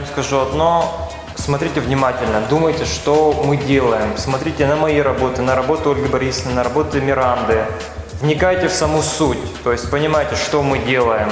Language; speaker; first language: Russian; native; Russian